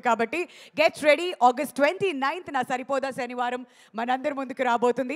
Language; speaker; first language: Telugu; native; Telugu